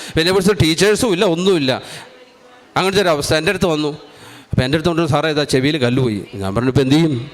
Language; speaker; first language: Malayalam; native; Malayalam